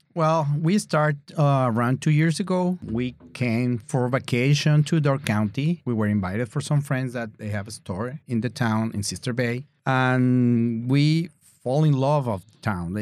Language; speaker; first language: English; non-native, learner; Spanish